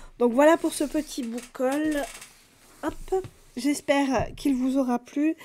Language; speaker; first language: French; native; French